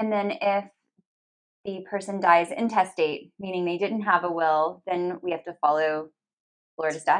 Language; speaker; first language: English; native; English